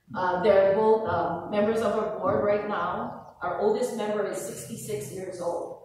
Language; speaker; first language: English; native; English